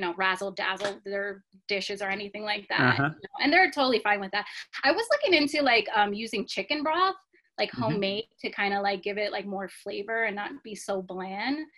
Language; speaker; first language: English; native; English